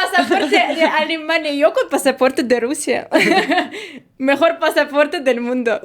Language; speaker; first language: Spanish; non-native, fluent; Russian